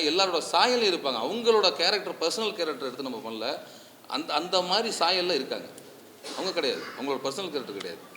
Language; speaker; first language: Tamil; native; Tamil